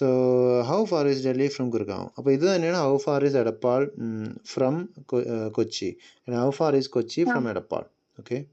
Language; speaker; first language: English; non-native, local second language; Malayalam